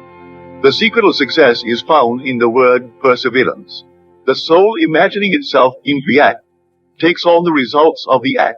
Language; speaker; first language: English; native; English